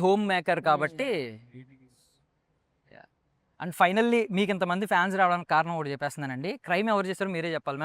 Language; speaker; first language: Telugu; native; Telugu